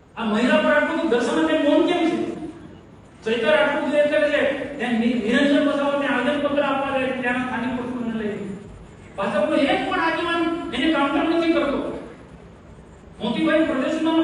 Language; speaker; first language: Gujarati; non-native, local second language; Vasavi